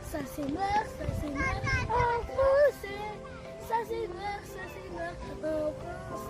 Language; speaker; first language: French; early bilingual, other home language; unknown